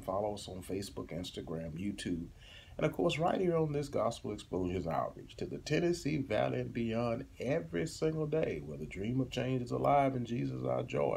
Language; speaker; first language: English; native; English